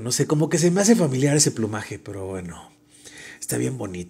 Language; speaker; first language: Spanish; native; Spanish